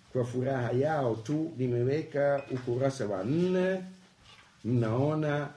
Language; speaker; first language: Swahili; non-native, fluent; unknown